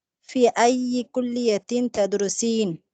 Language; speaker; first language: Arabic; non-native, learner; Tamil